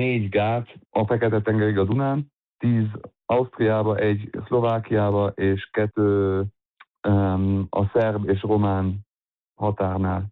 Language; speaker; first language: Hungarian; early bilingual, heritage; Hungarian